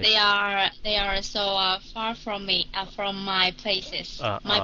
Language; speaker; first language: English; non-native, learner; Vietnamese